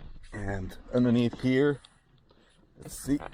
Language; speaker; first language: English; non-native, fluent; German